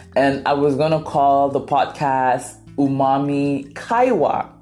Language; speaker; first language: English; non-native, local second language; Akan